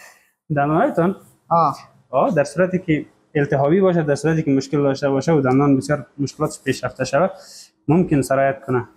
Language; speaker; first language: Persian; native; Persian